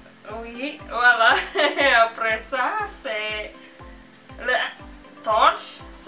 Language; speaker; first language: French; non-native, learner; Indonesian